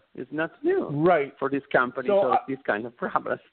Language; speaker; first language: English; non-native, fluent; Italian